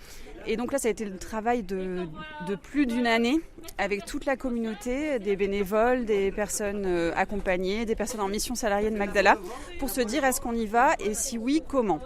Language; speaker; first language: French; native; French